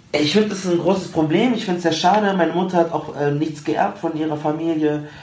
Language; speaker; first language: German; early bilingual, other home language; Arabic